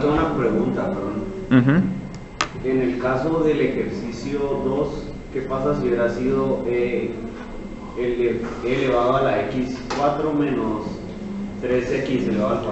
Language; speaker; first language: Spanish; native; Spanish